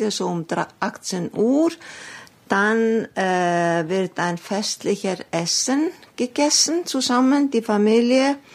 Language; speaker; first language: German; non-native, fluent; Icelandic